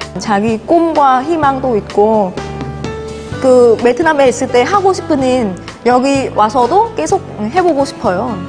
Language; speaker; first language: Korean; non-native, fluent; Vietnamese